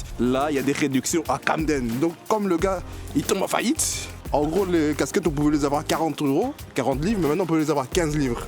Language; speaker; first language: French; native; French